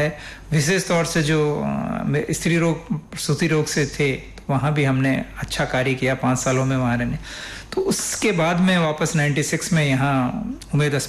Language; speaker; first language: Hindi; non-native, local second language; Rajasthani